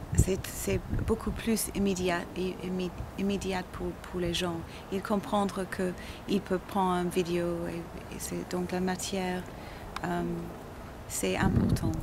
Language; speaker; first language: French; non-native, learner; English